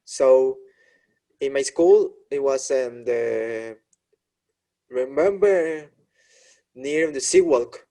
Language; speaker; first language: English; non-native, learner; Spanish